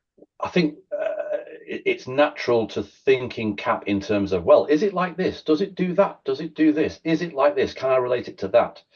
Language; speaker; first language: English; native; English